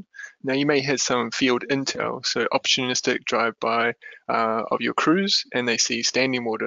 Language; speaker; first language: English; native; English